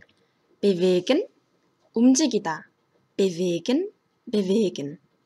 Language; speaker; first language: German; non-native, fluent; Korean